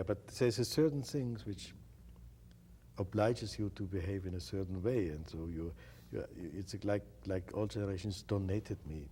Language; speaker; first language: English; non-native, fluent; German